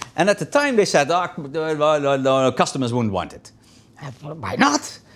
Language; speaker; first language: English; non-native, fluent; Dutch